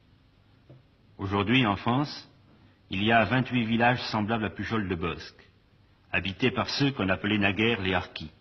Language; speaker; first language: French; native; French